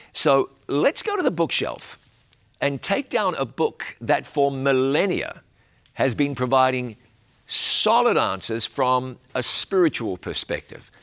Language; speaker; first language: English; native; English